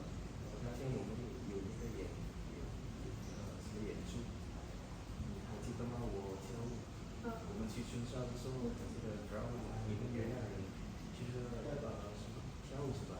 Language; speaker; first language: Chinese; non-native, learner; Indonesian